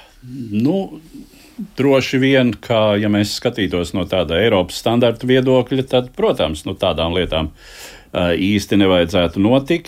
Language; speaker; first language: Latvian; native; Latvian